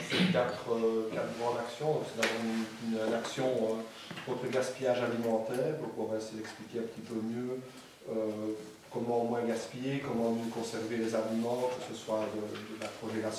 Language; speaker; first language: French; native; French